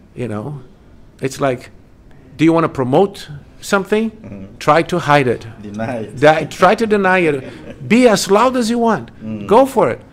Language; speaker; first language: English; non-native, fluent; Portuguese